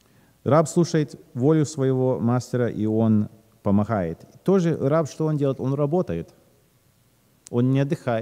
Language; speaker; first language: Russian; early bilingual, heritage; Russian